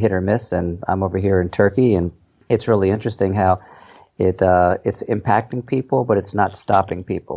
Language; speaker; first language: English; native; English